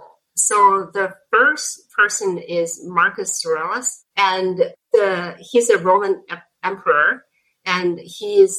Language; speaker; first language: English; non-native, fluent; Chinese